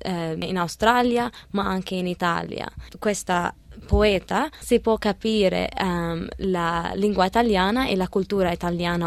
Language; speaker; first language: Italian; non-native, learner; Arabic